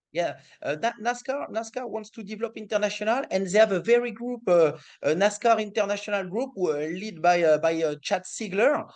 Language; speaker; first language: English; non-native, fluent; French